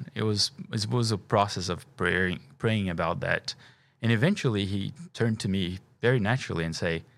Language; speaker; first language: English; non-native, fluent; Portuguese